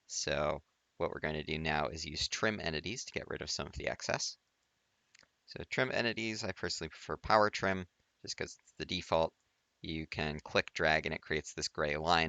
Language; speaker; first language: English; native; English